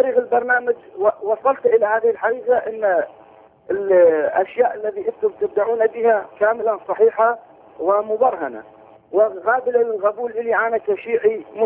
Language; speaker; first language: Arabic; non-native, learner; Persian